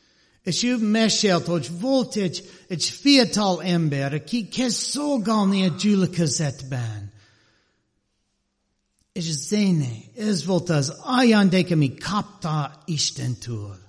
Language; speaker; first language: Hungarian; non-native, learner; English